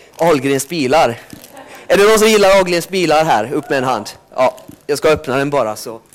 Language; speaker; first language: Swedish; early bilingual, other home language; Finnish